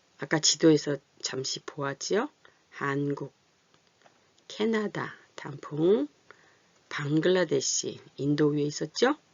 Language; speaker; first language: Korean; native; Korean